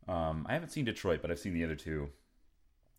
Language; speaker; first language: English; native; English